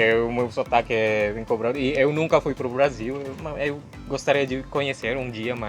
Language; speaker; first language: Portuguese; non-native, fluent; Indonesian